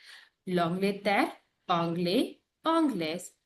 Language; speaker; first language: French; non-native, learner; Hindi